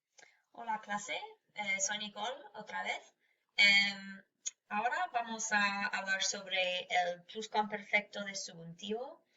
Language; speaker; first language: Spanish; non-native, fluent; English